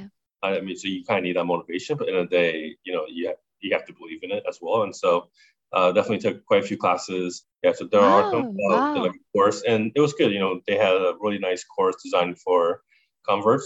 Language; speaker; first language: English; native; English